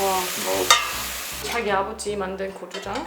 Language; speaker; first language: Korean; non-native, learner; German